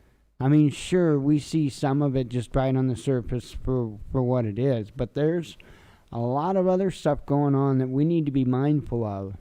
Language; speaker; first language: English; native; English